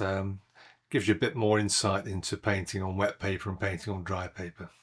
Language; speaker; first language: English; native; English